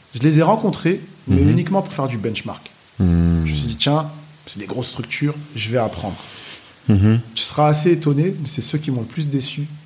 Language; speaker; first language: French; native; French